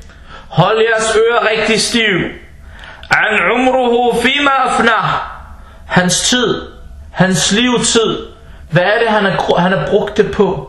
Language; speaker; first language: Danish; non-native, fluent; Arabic